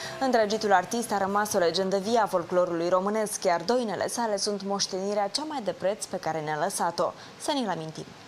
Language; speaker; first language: Romanian; native; Romanian